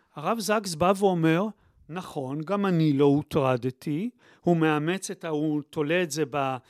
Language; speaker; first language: Hebrew; native; Hebrew